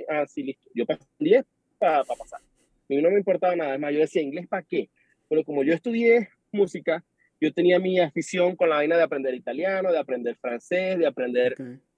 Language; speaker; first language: Spanish; native; Spanish